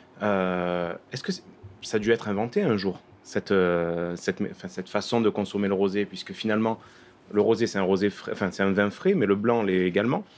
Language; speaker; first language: French; native; French